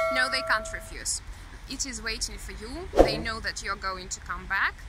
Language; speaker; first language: English; non-native, fluent; Russian